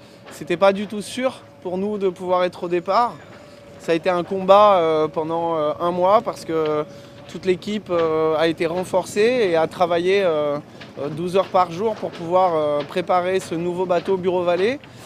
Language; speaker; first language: French; native; French